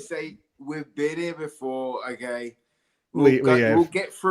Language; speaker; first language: English; native; English